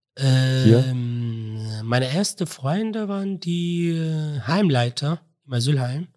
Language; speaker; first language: German; non-native, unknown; Arabic